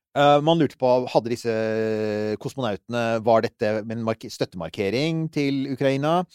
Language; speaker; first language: Norwegian; native; Norwegian